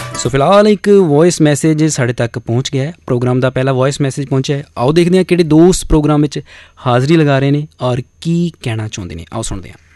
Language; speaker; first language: Punjabi; native; Punjabi